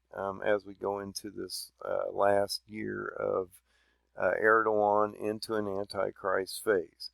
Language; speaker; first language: English; native; English